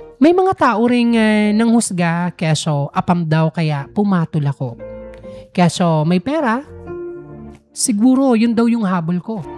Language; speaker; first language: Filipino; non-native, local second language; Waray